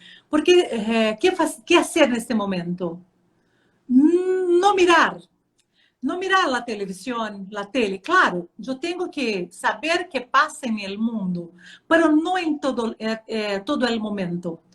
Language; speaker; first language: Spanish; non-native, fluent; Portuguese